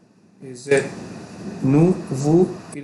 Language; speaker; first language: French; non-native, fluent; Malay